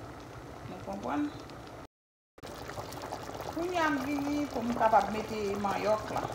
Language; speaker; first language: French; non-native, local second language; Haitian Creole